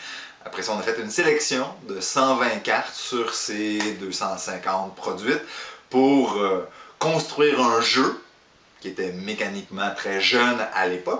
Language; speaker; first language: French; native; French